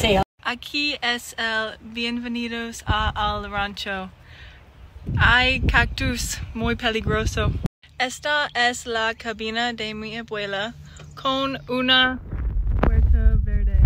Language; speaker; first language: Spanish; non-native, learner; English